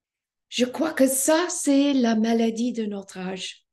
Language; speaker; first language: French; non-native, fluent; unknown